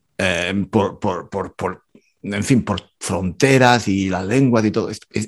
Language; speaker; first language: Spanish; native; Spanish